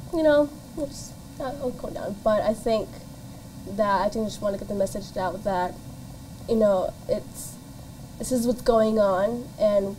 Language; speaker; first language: English; native; English